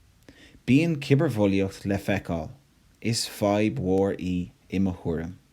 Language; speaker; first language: Irish; non-native, local second language; English